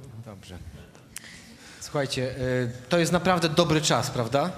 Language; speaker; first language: Polish; native; Polish